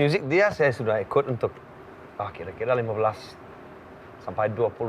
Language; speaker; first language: Indonesian; non-native, learner; English